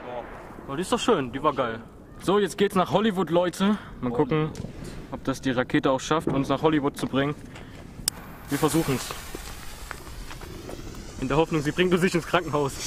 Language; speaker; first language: German; native; German